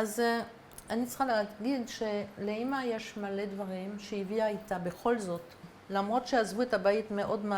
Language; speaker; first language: Hebrew; non-native, fluent; French